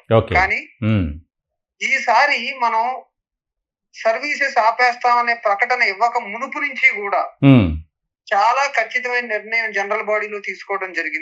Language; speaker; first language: Telugu; native; Telugu